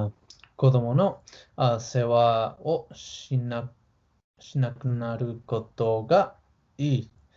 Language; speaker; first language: Japanese; non-native, learner; English